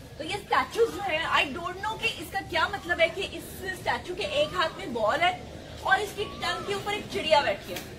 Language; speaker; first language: Urdu; non-native, local second language; Punjabi